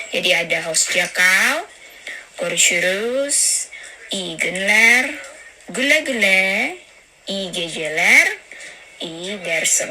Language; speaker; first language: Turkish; non-native, learner; Indonesian